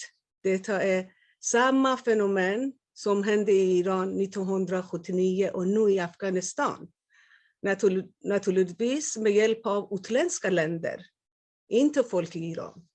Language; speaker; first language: Swedish; non-native, fluent; Persian